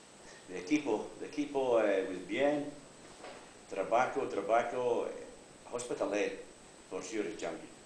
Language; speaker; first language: Spanish; non-native, learner; English